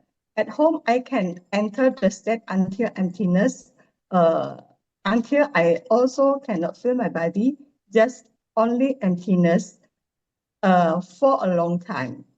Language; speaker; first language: English; non-native, learner; Indonesian